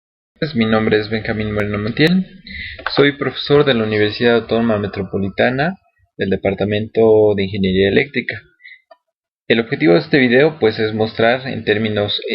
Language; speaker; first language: Spanish; native; Spanish